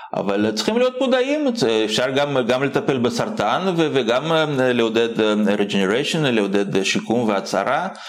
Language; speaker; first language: Hebrew; non-native, fluent; Russian